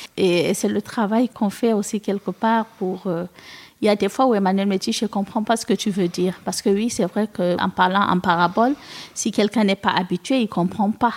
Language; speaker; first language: French; non-native, local second language; Fula